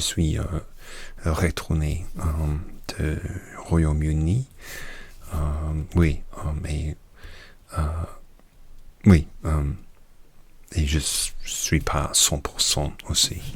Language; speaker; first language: French; non-native, learner; English